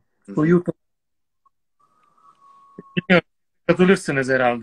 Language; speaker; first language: Turkish; non-native, fluent; Italian